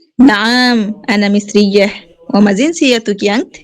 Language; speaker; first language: Arabic; non-native, learner; Bangla